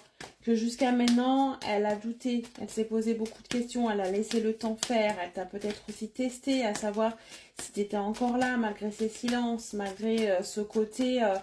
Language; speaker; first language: French; native; French